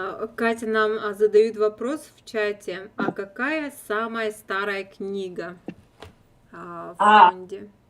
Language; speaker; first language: Russian; native; Russian